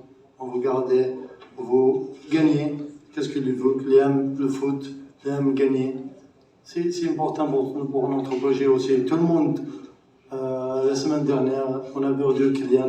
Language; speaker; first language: French; non-native, learner; Arabic